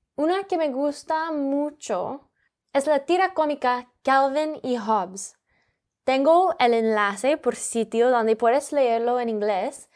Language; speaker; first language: Spanish; non-native, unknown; English